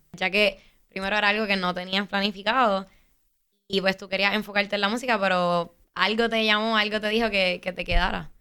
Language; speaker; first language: Spanish; native; Spanish